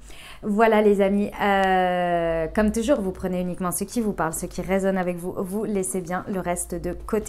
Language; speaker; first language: French; native; French